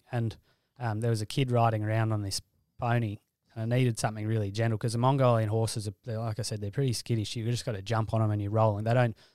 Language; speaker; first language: English; native; English